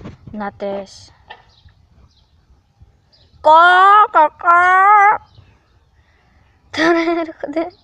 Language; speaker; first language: Greek; early bilingual, other home language; Bulgarian